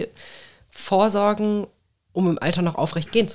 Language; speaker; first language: German; native; German